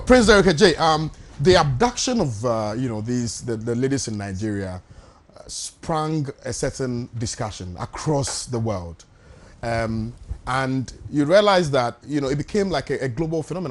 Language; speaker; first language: English; non-native, local second language; Akan